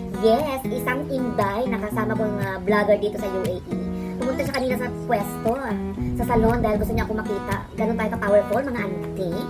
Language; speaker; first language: Filipino; native; Filipino